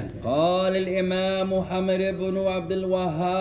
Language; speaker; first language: Arabic; non-native, fluent; English